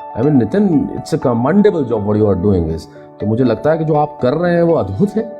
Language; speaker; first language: Hindi; native; Hindi